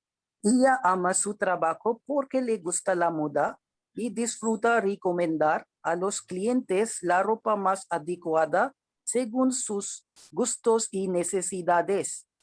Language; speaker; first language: Spanish; non-native, learner; Hindi